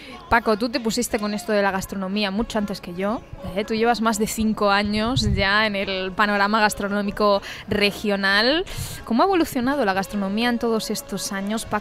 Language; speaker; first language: Spanish; native; Spanish